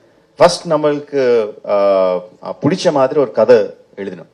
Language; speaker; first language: Tamil; non-native, fluent; Telugu